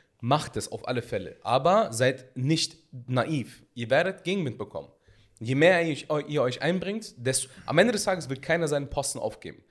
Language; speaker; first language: German; early bilingual, other home language; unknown